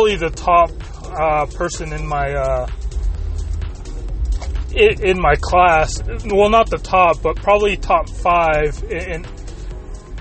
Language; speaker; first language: English; early bilingual, other home language; Spanish